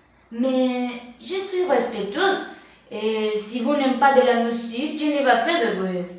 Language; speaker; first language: French; non-native, learner; Spanish